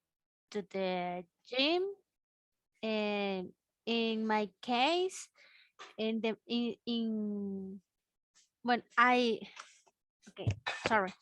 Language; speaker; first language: English; non-native, learner; Spanish